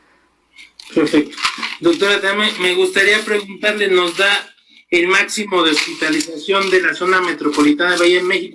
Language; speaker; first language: Spanish; native; Spanish